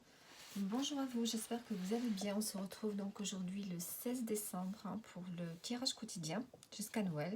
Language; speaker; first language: French; native; French